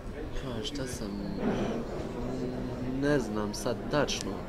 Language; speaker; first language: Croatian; early bilingual, heritage; Bosnian